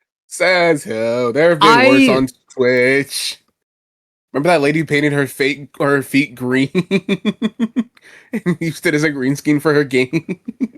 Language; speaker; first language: English; native; English